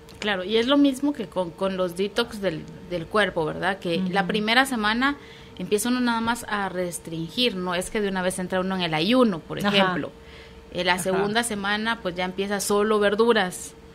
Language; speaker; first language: Spanish; native; Spanish